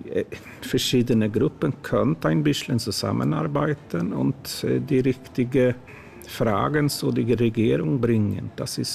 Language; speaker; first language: German; non-native, fluent; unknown